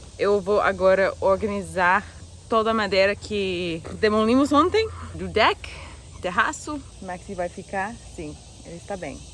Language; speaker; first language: Portuguese; non-native, fluent; English